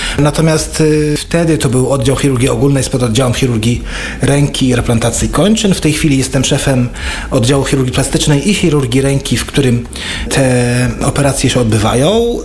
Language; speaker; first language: Polish; non-native, fluent; Arabic